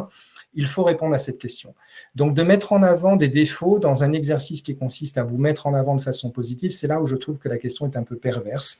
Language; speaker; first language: French; native; French